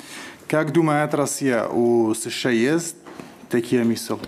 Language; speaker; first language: Russian; non-native, fluent; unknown